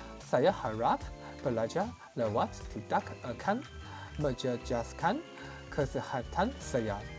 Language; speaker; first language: Malay; non-native, learner; Chinese